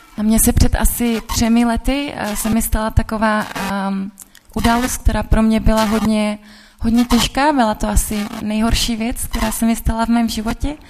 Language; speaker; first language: Czech; native; Czech